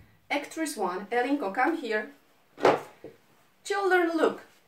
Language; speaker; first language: English; non-native, fluent; Czech